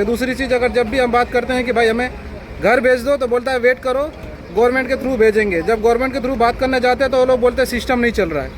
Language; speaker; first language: Hindi; native; Hindi